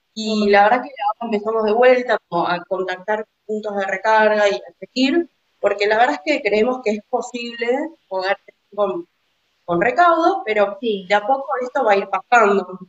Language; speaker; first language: Spanish; native; Spanish